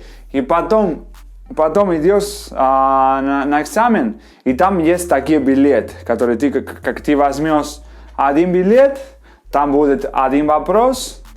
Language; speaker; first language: Russian; non-native, fluent; Spanish